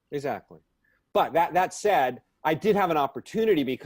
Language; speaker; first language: English; native; English